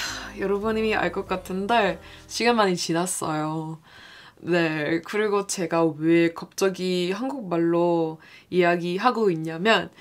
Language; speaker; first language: Korean; non-native, fluent; English